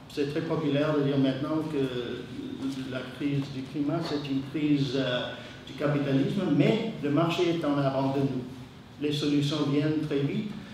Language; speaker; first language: French; non-native, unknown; English